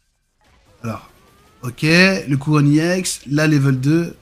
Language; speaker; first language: French; native; French